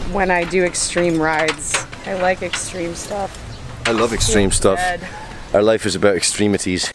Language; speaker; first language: English; native; English